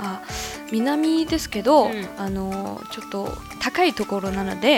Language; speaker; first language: Japanese; non-native, fluent; Chinese